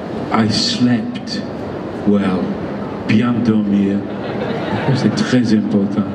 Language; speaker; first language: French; non-native, learner; English